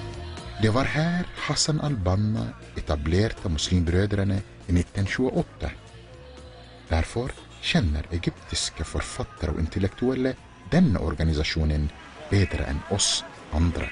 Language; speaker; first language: Norwegian; non-native, fluent; Arabic